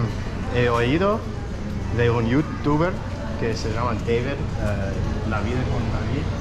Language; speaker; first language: Spanish; non-native, learner; English